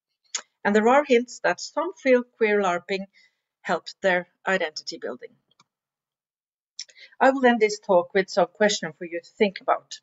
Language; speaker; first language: English; non-native, fluent; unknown